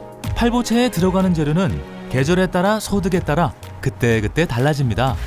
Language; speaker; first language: Korean; native; Korean